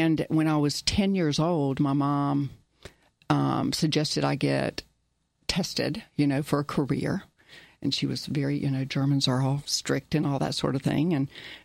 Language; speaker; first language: English; early bilingual, other home language; German